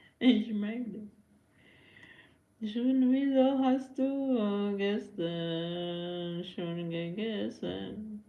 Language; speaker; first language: German; non-native, learner; Persian